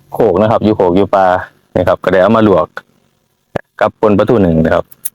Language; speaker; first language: Thai; native; Thai